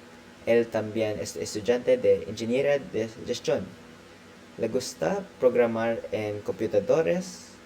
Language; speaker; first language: Spanish; non-native, learner; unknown